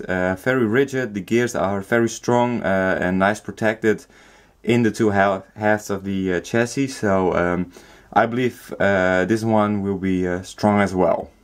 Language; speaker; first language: English; non-native, fluent; Dutch